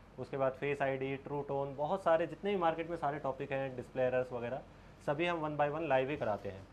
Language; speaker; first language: Hindi; native; Hindi